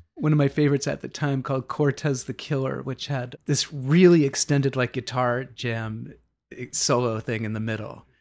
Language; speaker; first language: English; native; English